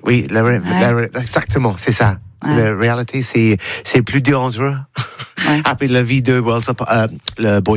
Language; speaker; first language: French; non-native, learner; English